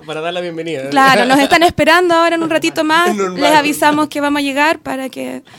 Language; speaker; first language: Spanish; native; Spanish